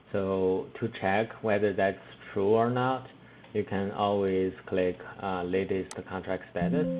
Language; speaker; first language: English; non-native, fluent; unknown